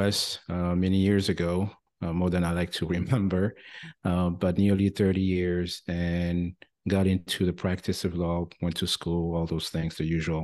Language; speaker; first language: English; non-native, fluent; French